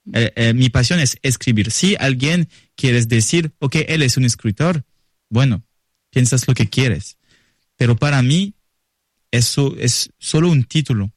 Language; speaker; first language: Spanish; non-native, learner; French